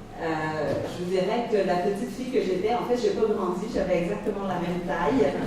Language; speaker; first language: French; early bilingual, other home language; Vietnamese